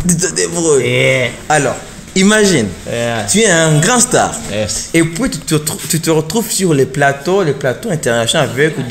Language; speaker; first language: French; non-native, local second language; Rundi